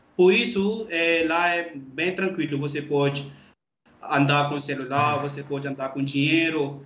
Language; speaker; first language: Portuguese; non-native, learner; Urdu